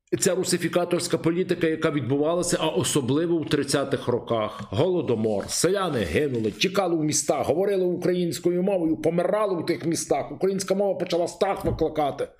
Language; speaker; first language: Ukrainian; native; Ukrainian